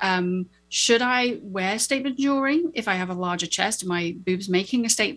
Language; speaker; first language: English; native; English